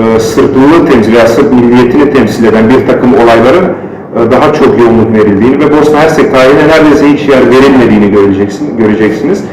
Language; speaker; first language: Turkish; non-native, fluent; Bosnian